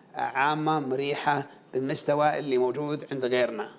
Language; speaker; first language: Arabic; native; Arabic